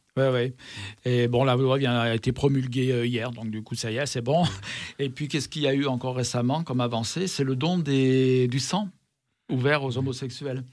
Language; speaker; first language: French; native; French